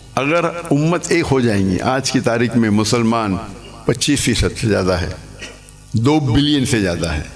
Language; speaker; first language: Urdu; non-native, local second language; English